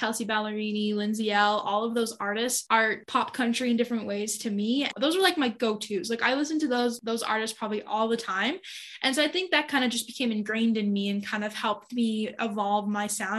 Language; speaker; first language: English; native; English